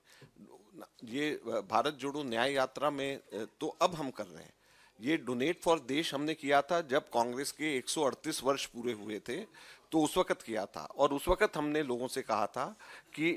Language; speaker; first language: Hindi; native; Hindi